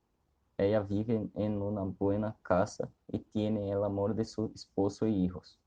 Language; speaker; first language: Spanish; non-native, learner; Portuguese